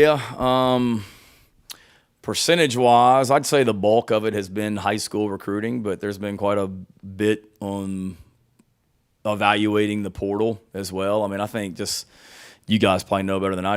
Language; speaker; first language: English; native; English